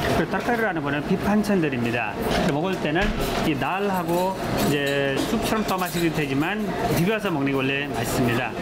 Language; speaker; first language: Korean; non-native, fluent; Nepali